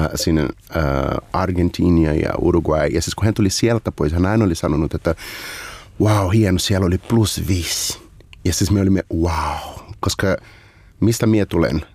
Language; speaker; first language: Finnish; non-native, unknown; Portuguese